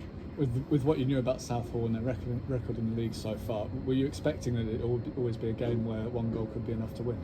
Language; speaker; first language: English; native; English